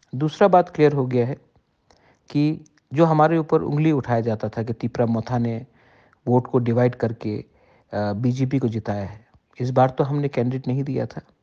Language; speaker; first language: Hindi; non-native, local second language; Kok Borok